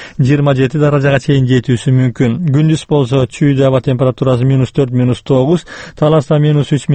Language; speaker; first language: Kyrgyz; native; Kyrgyz